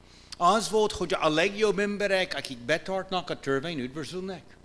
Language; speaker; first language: Hungarian; non-native, fluent; English